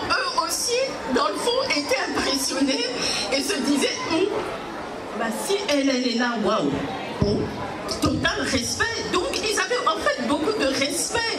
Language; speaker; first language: French; early bilingual, other home language; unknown